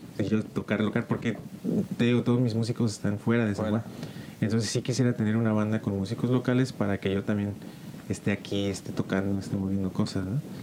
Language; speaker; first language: Spanish; early bilingual, heritage; Spanish